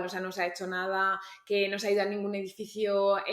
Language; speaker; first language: Spanish; native; Spanish